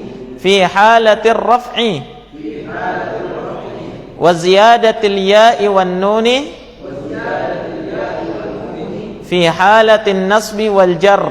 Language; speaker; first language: Arabic; non-native, fluent; Indonesian